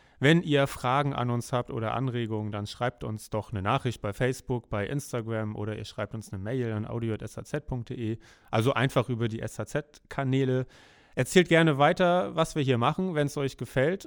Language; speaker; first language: German; native; German